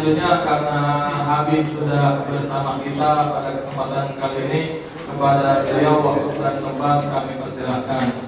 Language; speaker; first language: Indonesian; native; Indonesian